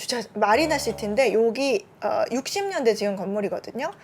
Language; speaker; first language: Korean; native; Korean